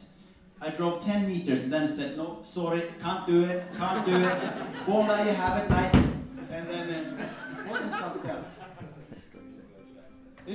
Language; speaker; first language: English; non-native, fluent; Mandingo